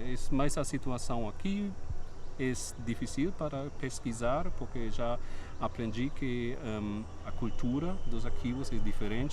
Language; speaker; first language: Portuguese; non-native, fluent; German